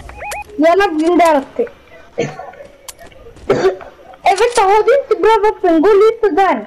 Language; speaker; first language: Swedish; early bilingual, other home language; Turkish